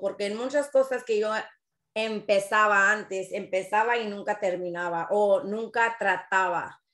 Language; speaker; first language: Spanish; early bilingual, other home language; English